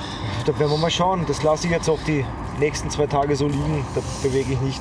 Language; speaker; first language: German; native; German